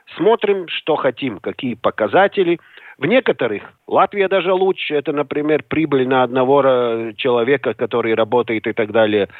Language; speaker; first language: Russian; non-native, local second language; Latvian